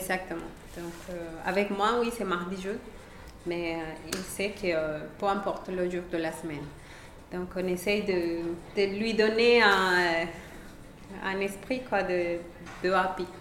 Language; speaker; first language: French; non-native, fluent; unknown